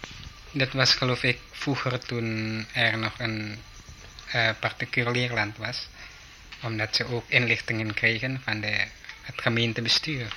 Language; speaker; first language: Dutch; early bilingual, heritage; Dutch